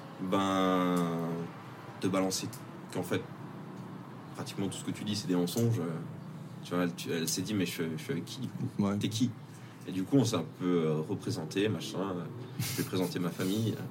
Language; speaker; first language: French; native; French